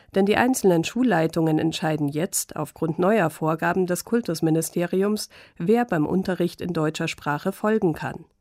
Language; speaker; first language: German; native; German